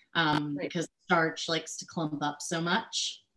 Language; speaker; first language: English; native; English